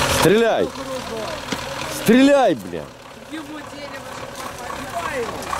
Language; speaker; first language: Russian; non-native, local second language; Ukrainian